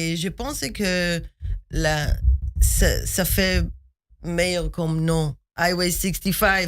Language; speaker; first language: French; non-native, fluent; Hebrew